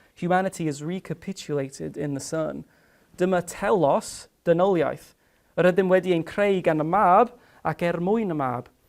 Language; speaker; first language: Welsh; non-native, fluent; English